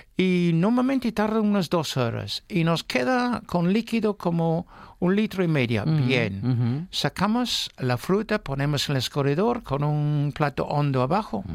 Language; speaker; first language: Spanish; non-native, fluent; English